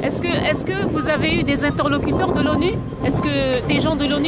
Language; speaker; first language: French; non-native, learner; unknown